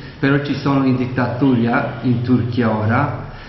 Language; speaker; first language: Italian; non-native, learner; Kurdish